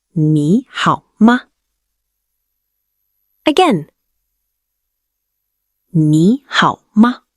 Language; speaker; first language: Chinese; non-native, learner; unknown